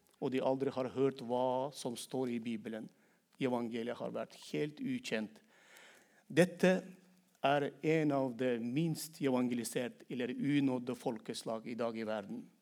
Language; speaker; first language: Norwegian; non-native, fluent; Turkmen